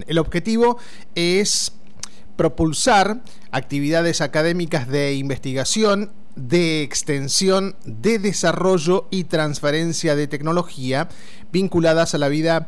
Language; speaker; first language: Spanish; native; Spanish